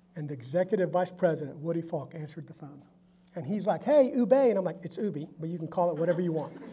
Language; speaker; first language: English; early bilingual, other home language; Spanish